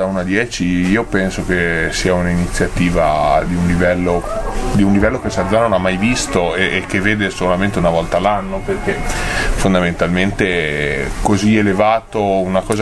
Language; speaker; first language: Italian; native; Italian